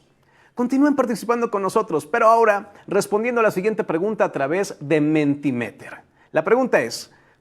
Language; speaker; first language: Spanish; native; Spanish